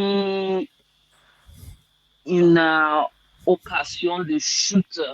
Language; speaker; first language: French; non-native, learner; English